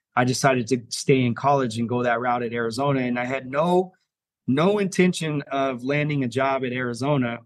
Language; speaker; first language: English; native; English